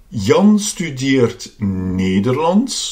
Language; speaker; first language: Dutch; non-native, fluent; Russian